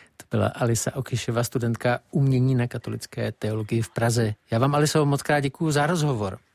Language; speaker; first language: Czech; native; Czech